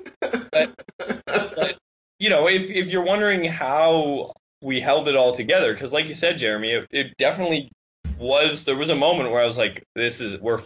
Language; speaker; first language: English; native; English